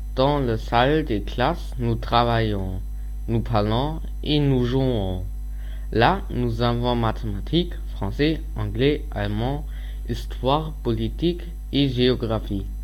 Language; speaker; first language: French; non-native, learner; German